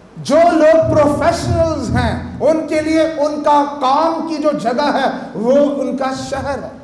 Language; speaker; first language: Urdu; native; Urdu